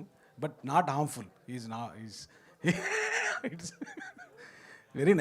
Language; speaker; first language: Telugu; native; Telugu